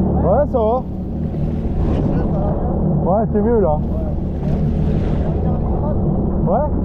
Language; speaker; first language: French; native; French